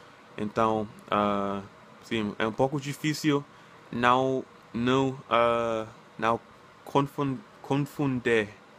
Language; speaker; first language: Portuguese; non-native, learner; English